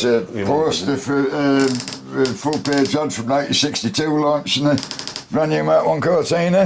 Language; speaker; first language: English; native; English